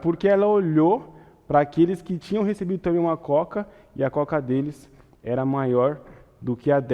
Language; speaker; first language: Portuguese; native; Portuguese